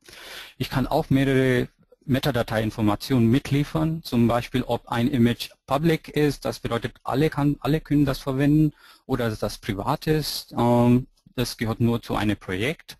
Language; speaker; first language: German; non-native, fluent; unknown